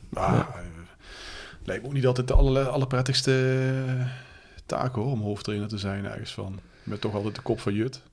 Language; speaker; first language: Dutch; native; Dutch